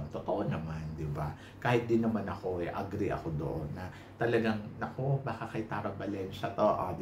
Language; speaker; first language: Filipino; native; Filipino